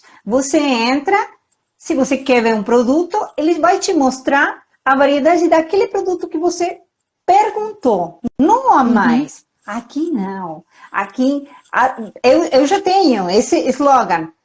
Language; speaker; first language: Portuguese; non-native, fluent; Spanish